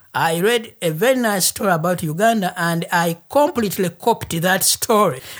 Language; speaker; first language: English; non-native, local second language; Ganda